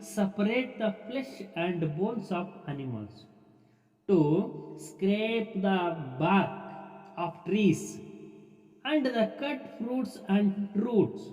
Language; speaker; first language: English; non-native, local second language; Kannada